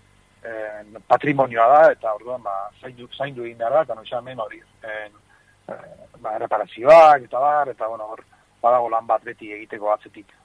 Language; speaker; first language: Basque; native; Basque